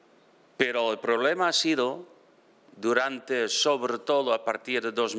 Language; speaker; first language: Spanish; non-native, fluent; Dutch